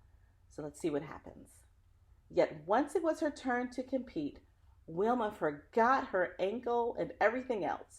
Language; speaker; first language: English; native; English